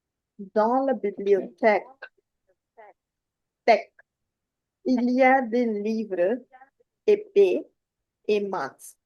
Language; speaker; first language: French; non-native, fluent; Hindi